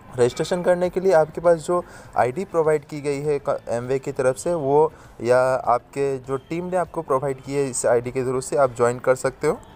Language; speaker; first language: Hindi; native; Hindi